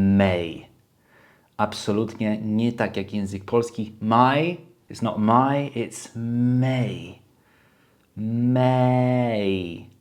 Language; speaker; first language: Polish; early bilingual, heritage; Polish